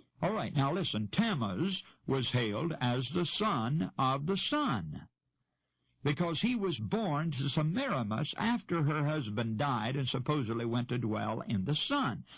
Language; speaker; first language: English; native; English